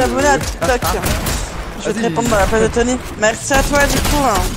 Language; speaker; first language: French; native; French